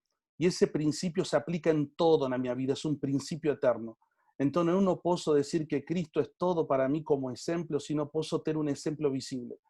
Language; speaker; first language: Portuguese; non-native, learner; Spanish